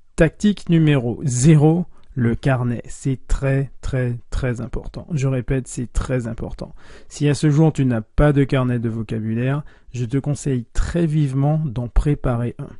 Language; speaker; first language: French; native; French